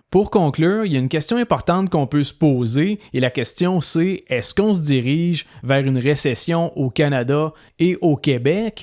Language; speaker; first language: French; native; French